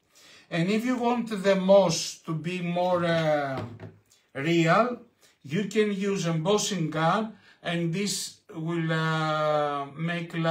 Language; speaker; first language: English; non-native, fluent; Greek